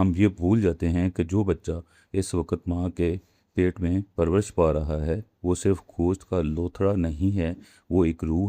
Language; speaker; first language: Urdu; native; Urdu